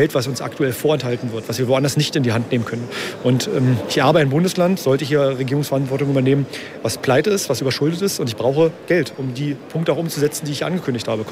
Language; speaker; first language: German; native; German